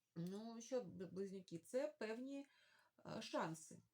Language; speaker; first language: Ukrainian; non-native, local second language; Russian